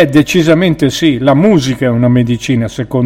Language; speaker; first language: Italian; native; Italian